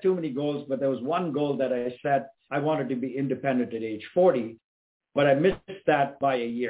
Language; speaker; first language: English; non-native, local second language; Tamil